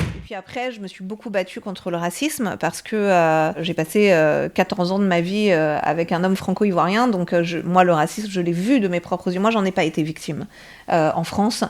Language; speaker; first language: French; early bilingual, other home language; Persian